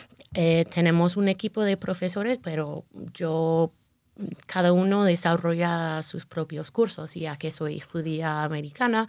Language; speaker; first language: Spanish; non-native, fluent; English